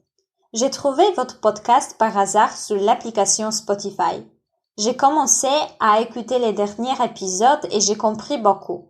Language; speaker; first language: French; non-native, fluent; Polish